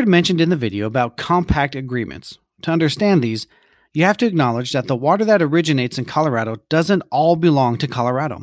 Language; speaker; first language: English; native; English